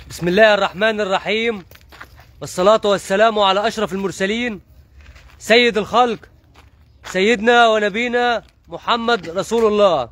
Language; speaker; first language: Arabic; native; Arabic